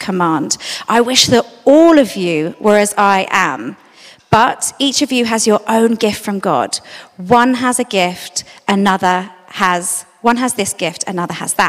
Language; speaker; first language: English; native; English